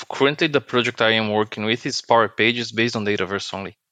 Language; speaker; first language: English; non-native, fluent; Portuguese